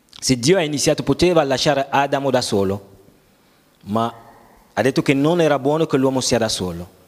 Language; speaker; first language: Italian; non-native, fluent; French